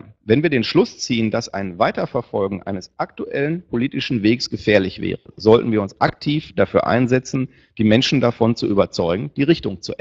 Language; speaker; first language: German; native; German